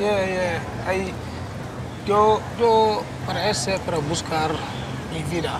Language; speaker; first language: Spanish; non-native, learner; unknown